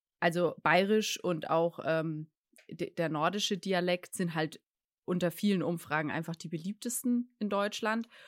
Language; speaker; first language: German; native; German